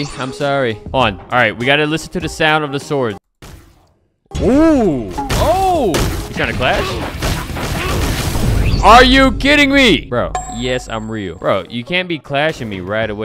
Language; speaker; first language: English; native; English